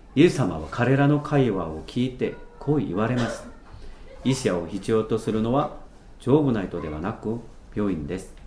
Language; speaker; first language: Japanese; non-native, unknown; Korean